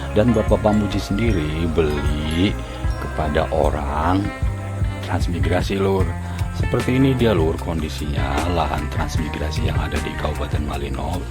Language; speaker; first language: Indonesian; non-native, local second language; Javanese